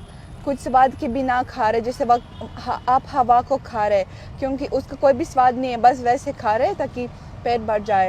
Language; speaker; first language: Hindi; non-native, fluent; Russian